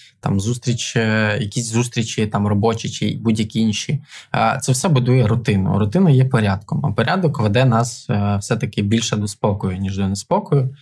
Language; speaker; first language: Ukrainian; native; Ukrainian